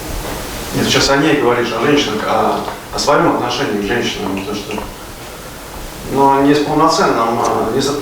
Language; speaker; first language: Russian; native; Russian